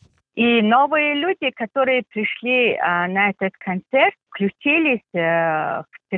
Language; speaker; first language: Russian; non-native, fluent; Mongolian